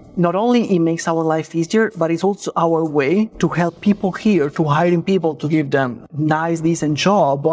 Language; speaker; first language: English; non-native, fluent; Italian